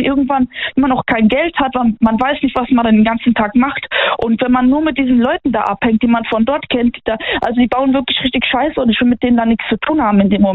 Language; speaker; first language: German; native; German